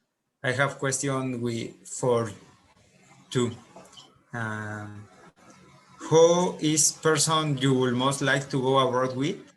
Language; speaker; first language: English; non-native, learner; Spanish